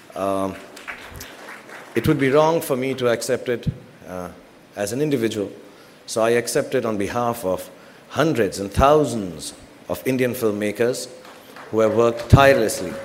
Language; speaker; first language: English; non-native, local second language; Hindi